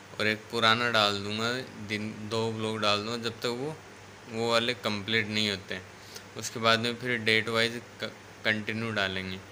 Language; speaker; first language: Hindi; native; Hindi